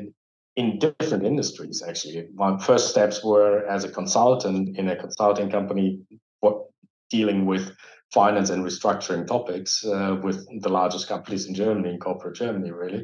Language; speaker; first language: English; non-native, fluent; German